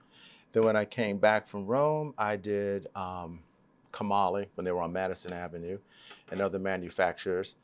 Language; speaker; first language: English; native; English